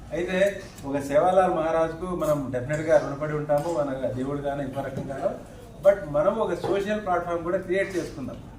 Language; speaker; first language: Telugu; non-native, local second language; Lambadi